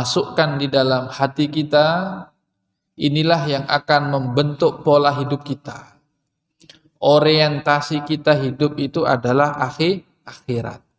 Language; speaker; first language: Indonesian; non-native, local second language; Banjar